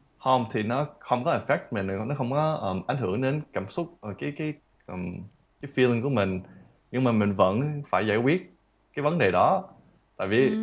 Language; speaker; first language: Vietnamese; early bilingual, heritage; Vietnamese